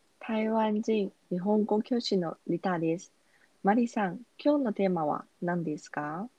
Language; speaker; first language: Japanese; non-native, fluent; Chinese